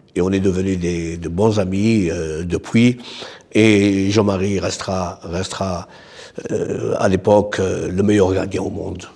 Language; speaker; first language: French; non-native, local second language; Arabic